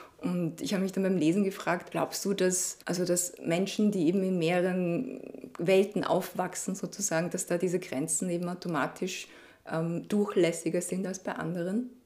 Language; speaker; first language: German; early bilingual, other home language; Chinese